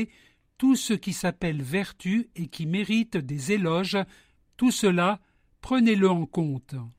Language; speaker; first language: French; native; French